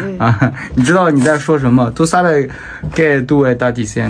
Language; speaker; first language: Chinese; native; Chinese